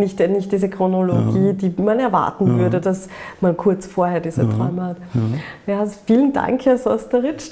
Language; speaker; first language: German; native; German